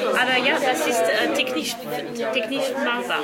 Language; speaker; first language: German; non-native, learner; French